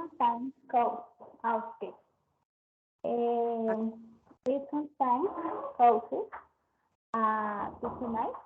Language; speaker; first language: English; non-native, learner; Spanish